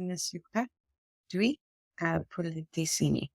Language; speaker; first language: French; non-native, learner; English